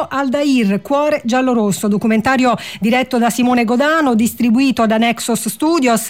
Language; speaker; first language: Italian; native; Italian